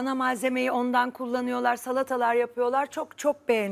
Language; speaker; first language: Turkish; native; Turkish